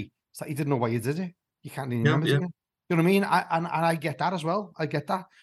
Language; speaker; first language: English; native; English